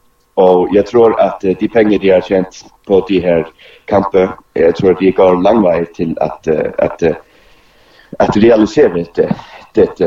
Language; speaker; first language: Danish; non-native, local second language; Faroese